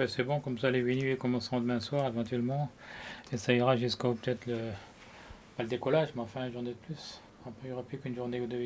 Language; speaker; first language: French; native; French